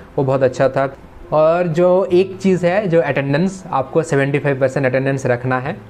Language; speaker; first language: Hindi; non-native, local second language; Bangla